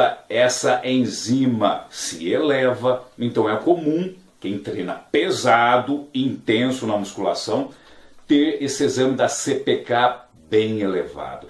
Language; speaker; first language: Portuguese; native; Portuguese